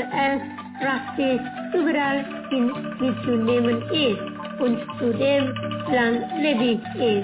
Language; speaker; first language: German; non-native, fluent; Indonesian